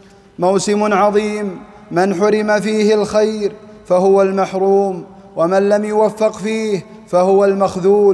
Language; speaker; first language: Arabic; native; Arabic